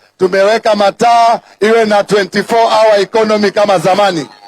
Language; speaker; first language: Swahili; native; Swahili